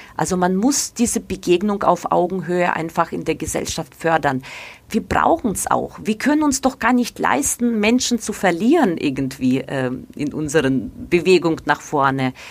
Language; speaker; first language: German; non-native, fluent; Ukrainian